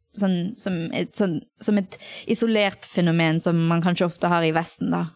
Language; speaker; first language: Norwegian; early bilingual, other home language; Tamil